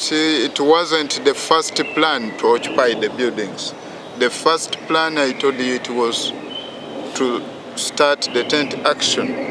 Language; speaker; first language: English; non-native, fluent; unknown